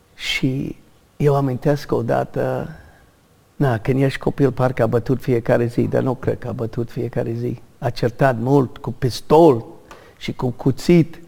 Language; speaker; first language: Romanian; non-native, learner; English